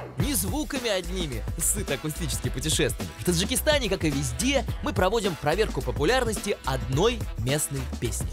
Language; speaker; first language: Russian; native; Russian